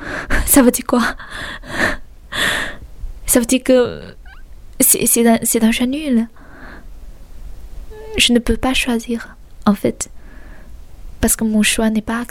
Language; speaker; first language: French; non-native, fluent; Chinese